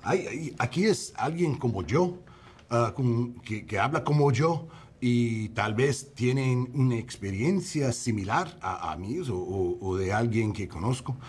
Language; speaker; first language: Spanish; early bilingual, heritage; English